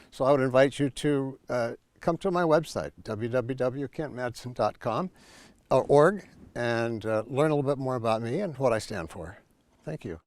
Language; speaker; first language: English; native; English